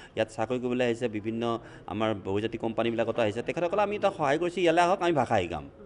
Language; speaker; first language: Assamese; native; Assamese